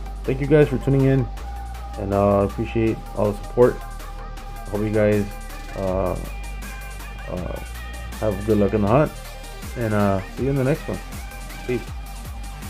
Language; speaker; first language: English; early bilingual, other home language; Spanish